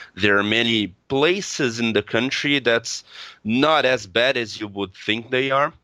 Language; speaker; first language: English; non-native, fluent; Portuguese